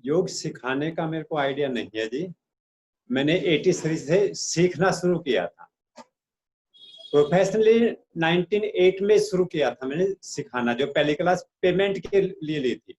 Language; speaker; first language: Hindi; native; Hindi